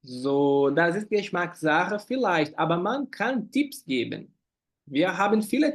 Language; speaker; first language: German; non-native, fluent; Portuguese